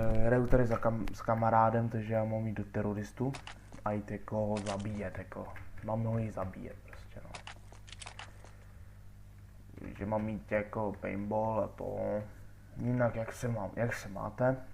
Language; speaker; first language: Czech; native; Czech